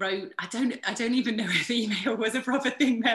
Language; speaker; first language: English; native; English